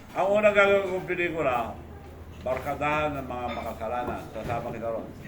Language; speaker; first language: Filipino; non-native, local second language; Iloko